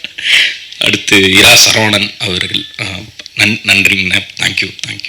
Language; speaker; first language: Tamil; native; Tamil